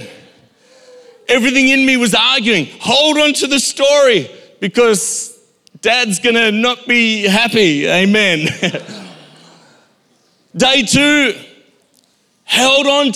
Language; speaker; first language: English; native; English